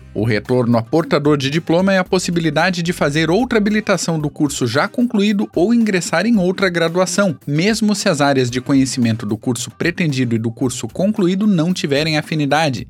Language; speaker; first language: Portuguese; native; Portuguese